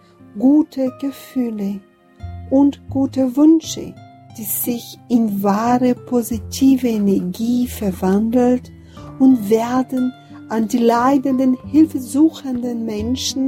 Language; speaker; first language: German; non-native, fluent; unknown